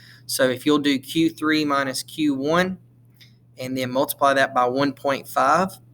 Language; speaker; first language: English; native; English